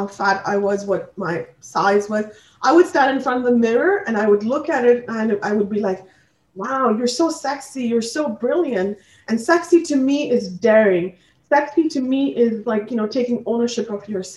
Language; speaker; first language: English; non-native, local second language; Punjabi